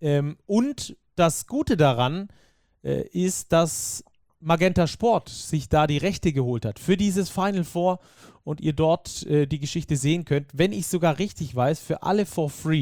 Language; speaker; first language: German; native; German